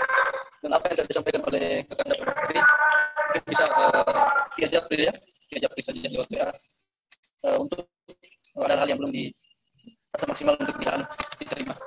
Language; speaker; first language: Indonesian; native; Indonesian